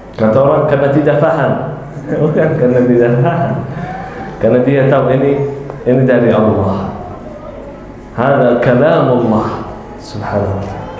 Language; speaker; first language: Malay; non-native, fluent; Arabic